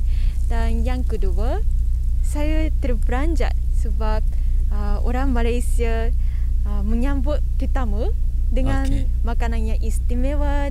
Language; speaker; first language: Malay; non-native, fluent; Japanese